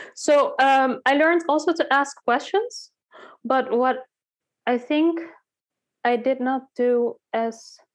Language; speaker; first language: English; early bilingual, heritage; Dutch